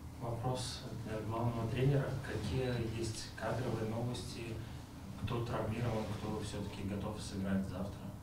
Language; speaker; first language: Russian; native; Russian